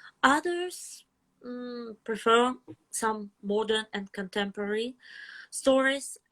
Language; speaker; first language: English; non-native, fluent; Russian